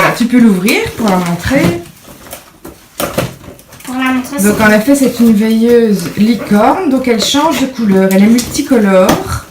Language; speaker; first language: French; native; French